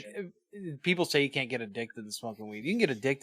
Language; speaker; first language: English; native; English